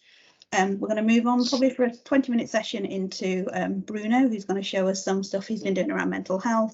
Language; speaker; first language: English; native; English